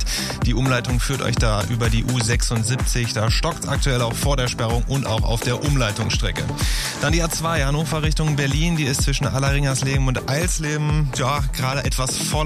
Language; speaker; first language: German; native; German